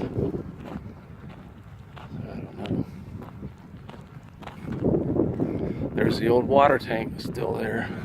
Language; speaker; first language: English; native; English